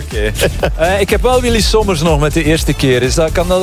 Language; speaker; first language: Dutch; native; Dutch